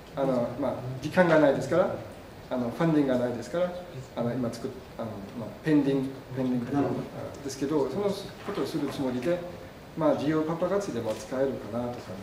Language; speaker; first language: Japanese; non-native, fluent; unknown